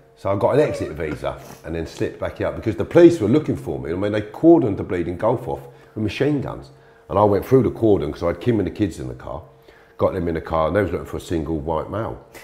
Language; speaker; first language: English; native; English